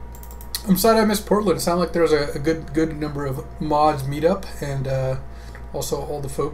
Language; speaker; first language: English; native; English